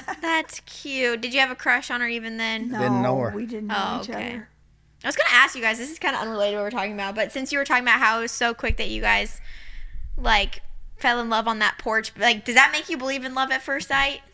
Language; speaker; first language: English; native; English